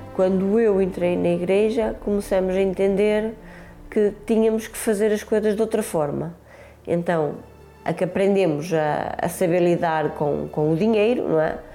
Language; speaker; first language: Portuguese; early bilingual, other home language; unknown